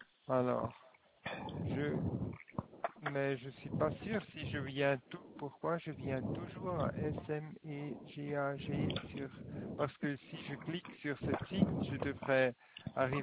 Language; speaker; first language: French; non-native, learner; Swiss German